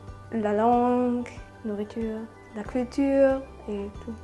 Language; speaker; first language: French; non-native, learner; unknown